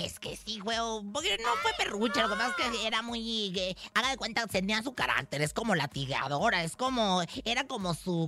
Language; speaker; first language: Spanish; native; Spanish